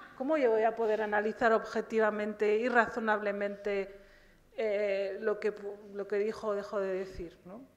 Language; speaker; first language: Spanish; early bilingual, other home language; Riffian